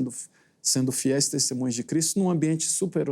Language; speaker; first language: Portuguese; native; Portuguese